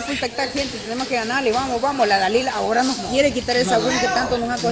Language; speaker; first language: Spanish; native; Spanish